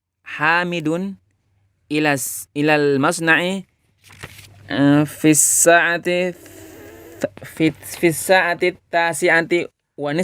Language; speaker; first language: Arabic; non-native, learner; Indonesian